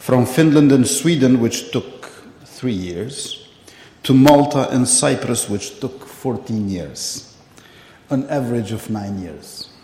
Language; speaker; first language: English; non-native, fluent; Albanian